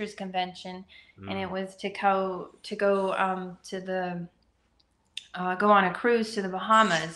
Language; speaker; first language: English; native; English